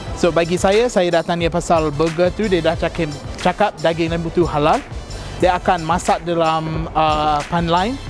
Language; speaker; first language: Malay; non-native, fluent; English